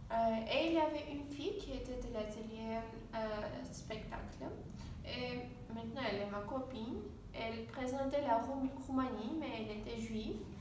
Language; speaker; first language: French; non-native, fluent; Armenian